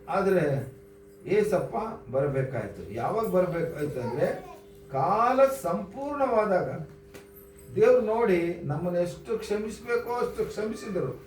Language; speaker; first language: Kannada; native; Kannada